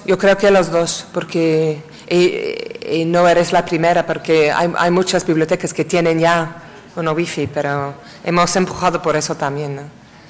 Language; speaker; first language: Spanish; non-native, learner; English